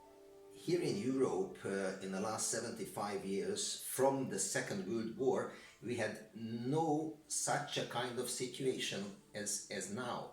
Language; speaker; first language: English; non-native, learner; Hungarian